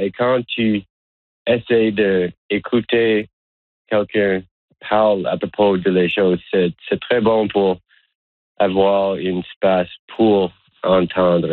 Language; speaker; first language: French; non-native, learner; English